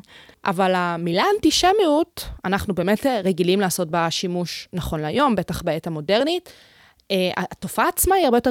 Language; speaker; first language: Hebrew; native; Hebrew